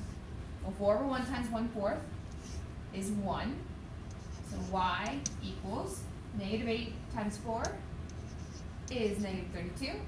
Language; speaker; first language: English; native; English